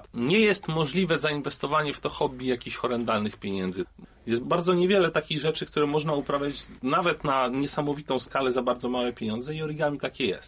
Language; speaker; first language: Polish; native; Polish